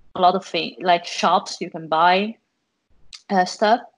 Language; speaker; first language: English; non-native, fluent; Dutch